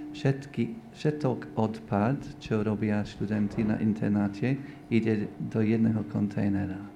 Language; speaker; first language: Slovak; non-native, learner; English